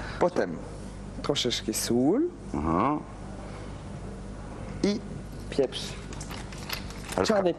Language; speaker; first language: Polish; non-native, learner; French